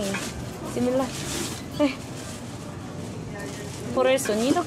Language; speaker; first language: Spanish; non-native, learner; Korean